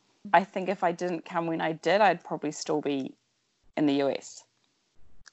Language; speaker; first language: English; native; English